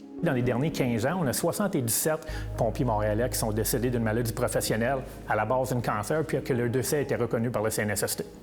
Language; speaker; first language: French; native; French